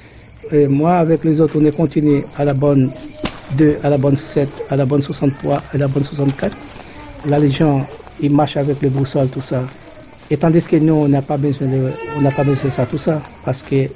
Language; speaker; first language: French; non-native, local second language; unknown